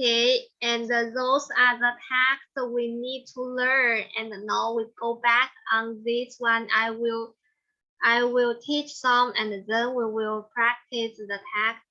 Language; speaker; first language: English; non-native, learner; Chinese